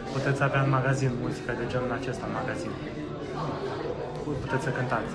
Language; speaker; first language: Romanian; native; Romanian